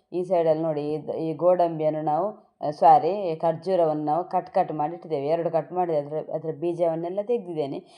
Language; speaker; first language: Kannada; non-native, local second language; Tulu